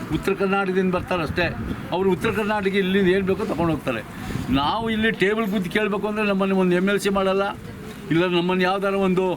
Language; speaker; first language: Kannada; non-native, local second language; Lambadi